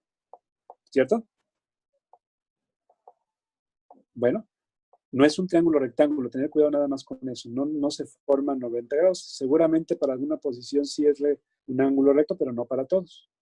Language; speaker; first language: Spanish; native; Spanish